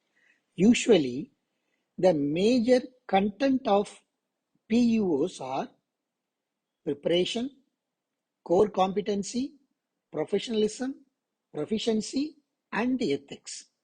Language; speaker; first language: English; non-native, local second language; Tamil